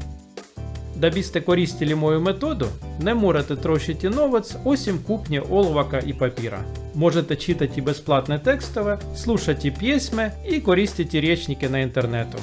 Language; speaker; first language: Croatian; non-native, learner; Russian